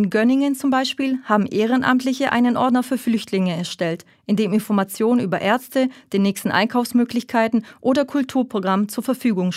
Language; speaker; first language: German; native; German